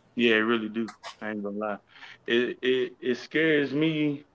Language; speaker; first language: English; native; English